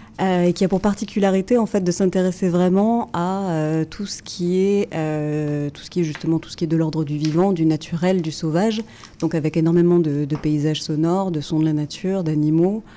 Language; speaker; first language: French; native; French